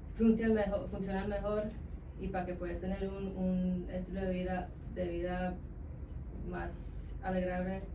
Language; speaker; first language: Spanish; early bilingual, heritage; Spanish